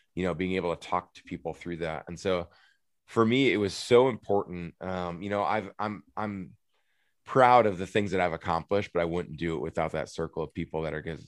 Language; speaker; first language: English; native; English